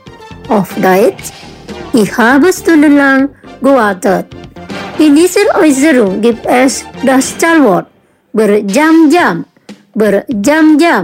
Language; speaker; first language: German; non-native, learner; Indonesian